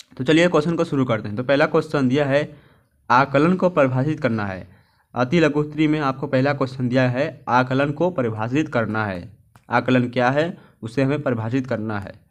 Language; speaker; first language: Hindi; native; Hindi